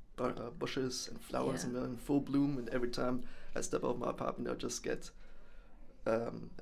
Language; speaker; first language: English; non-native, fluent; German